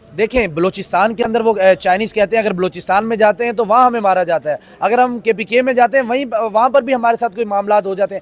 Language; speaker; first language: Urdu; native; Urdu